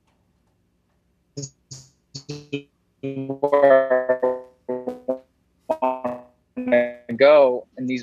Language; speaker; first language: English; native; English